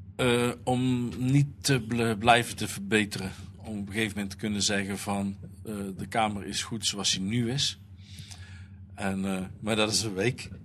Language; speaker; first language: Dutch; native; Dutch